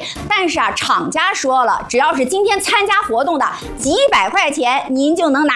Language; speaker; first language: Chinese; native; Chinese